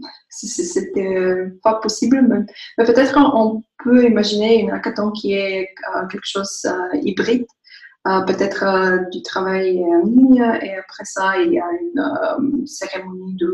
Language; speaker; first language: French; non-native, fluent; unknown